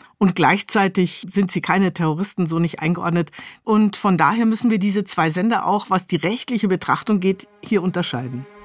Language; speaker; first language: German; native; German